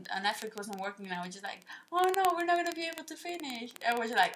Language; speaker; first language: English; non-native, fluent; Spanish